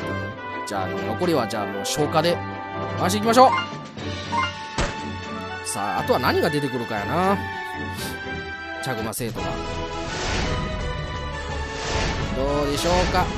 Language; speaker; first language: Japanese; native; Japanese